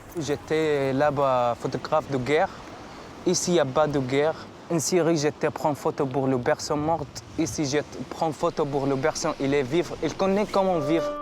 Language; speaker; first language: French; non-native, learner; Arabic